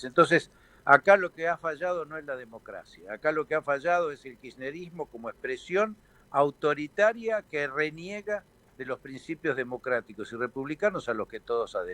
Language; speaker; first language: Spanish; native; Spanish